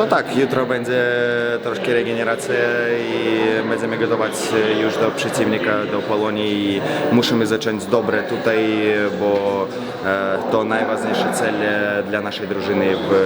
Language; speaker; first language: Polish; non-native, learner; Belarusian